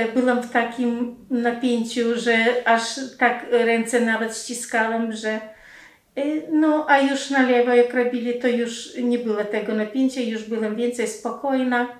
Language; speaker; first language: Polish; non-native, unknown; Russian